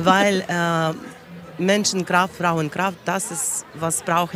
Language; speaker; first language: German; non-native, learner; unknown